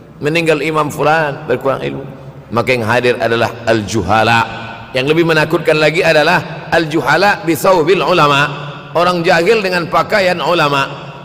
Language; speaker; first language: Malay; native; Malay